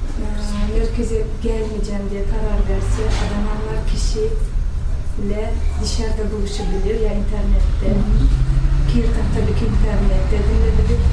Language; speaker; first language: Turkish; non-native, learner; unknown